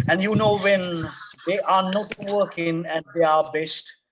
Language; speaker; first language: English; non-native, local second language; Sinhala